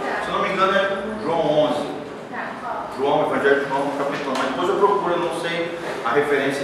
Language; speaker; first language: Portuguese; native; Portuguese